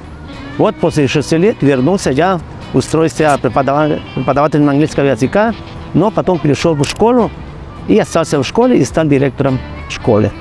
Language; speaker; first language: Russian; non-native, fluent; Spanish